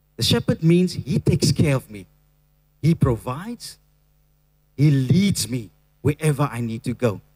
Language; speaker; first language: English; non-native, local second language; Afrikaans